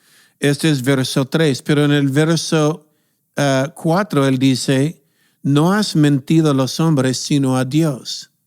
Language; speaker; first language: Spanish; non-native, fluent; English